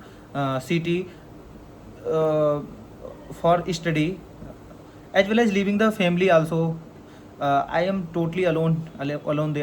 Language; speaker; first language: English; non-native, learner; Hindi